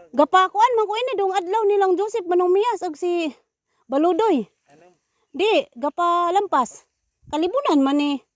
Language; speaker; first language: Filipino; non-native, local second language; Cebuano